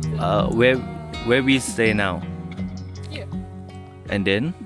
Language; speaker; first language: English; non-native, learner; Thai